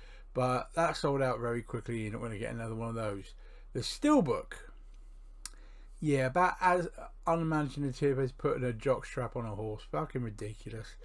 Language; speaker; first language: English; native; English